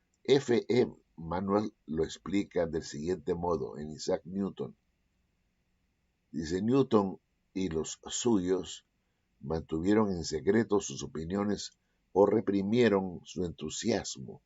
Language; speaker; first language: Spanish; native; Spanish